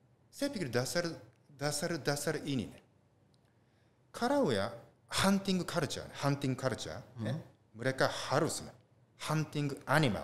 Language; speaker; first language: Indonesian; non-native, learner; Japanese